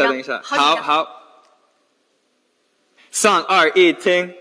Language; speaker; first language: Chinese; non-native, learner; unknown